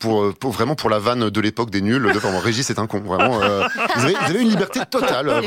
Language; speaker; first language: French; native; French